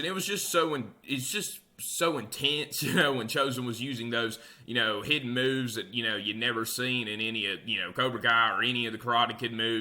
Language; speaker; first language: English; native; English